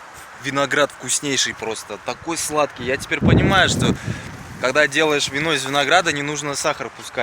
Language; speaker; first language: Russian; native; Russian